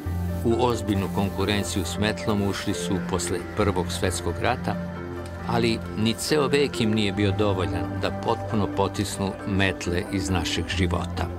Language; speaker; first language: Serbian; native; Serbian